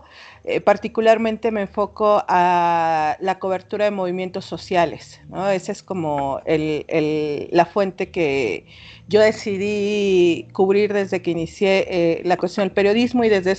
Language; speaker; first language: Spanish; native; Spanish